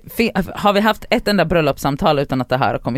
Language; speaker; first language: Swedish; native; Swedish